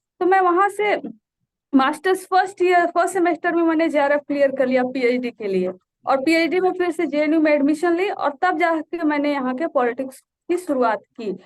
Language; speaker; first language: Hindi; native; Hindi